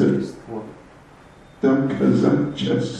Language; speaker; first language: Russian; non-native, learner; English